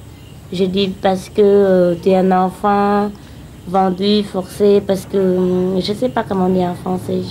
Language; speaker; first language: French; non-native, learner; Khmer